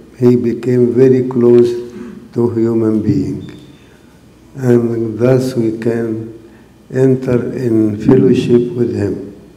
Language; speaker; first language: English; non-native, fluent; Arabic